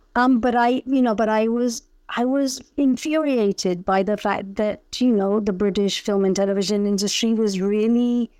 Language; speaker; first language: English; early bilingual, other home language; Punjabi